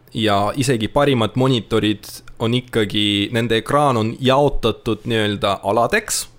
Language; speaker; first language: Estonian; non-native, local second language; Russian